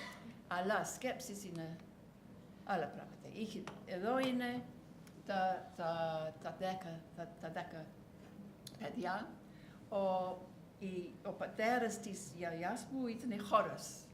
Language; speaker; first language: Greek; non-native, learner; English